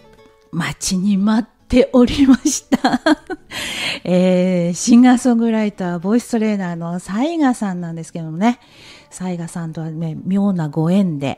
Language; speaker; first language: Japanese; native; Japanese